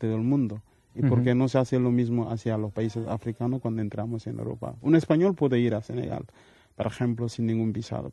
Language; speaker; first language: Spanish; non-native, fluent; Wolof